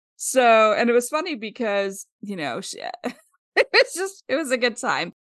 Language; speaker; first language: English; native; English